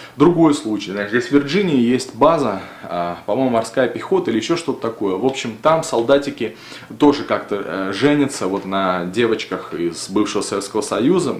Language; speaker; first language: Russian; native; Russian